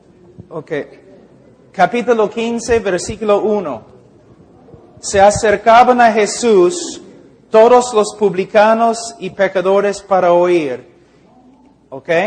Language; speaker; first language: Spanish; non-native, fluent; English